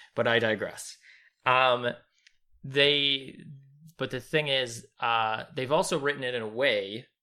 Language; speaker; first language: English; native; English